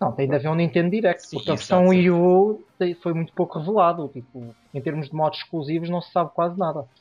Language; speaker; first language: Portuguese; native; Portuguese